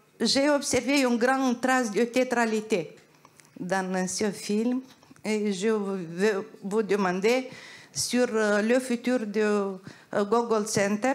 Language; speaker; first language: French; non-native, fluent; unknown